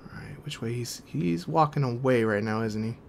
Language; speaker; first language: English; native; English